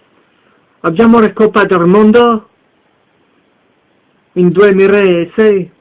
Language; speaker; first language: Italian; early bilingual, heritage; French